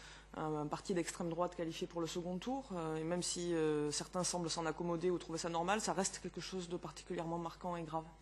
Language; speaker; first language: French; native; French